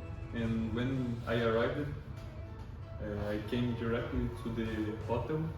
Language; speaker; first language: English; non-native, learner; Portuguese